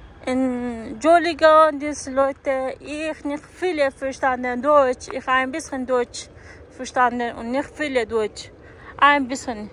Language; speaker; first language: German; non-native, learner; Persian